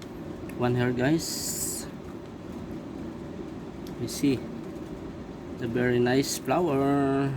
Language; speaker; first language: English; non-native, learner; Filipino